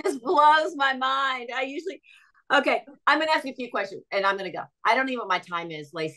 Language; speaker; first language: English; native; English